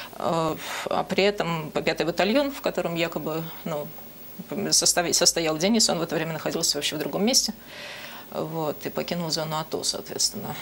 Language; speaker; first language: Russian; native; Russian